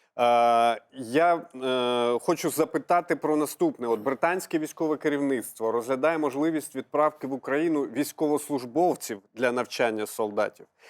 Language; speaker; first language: Ukrainian; native; Ukrainian